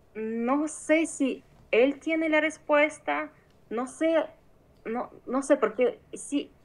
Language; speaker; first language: Spanish; non-native, fluent; Ukrainian